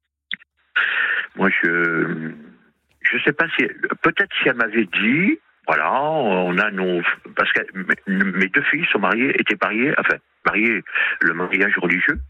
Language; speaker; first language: French; native; French